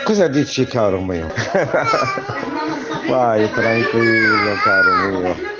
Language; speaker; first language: Italian; non-native, learner; Arabic